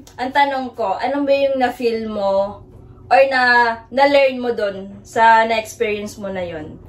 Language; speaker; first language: Filipino; non-native, local second language; Cebuano